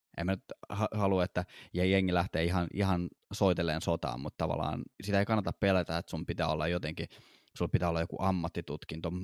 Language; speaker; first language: Finnish; native; Finnish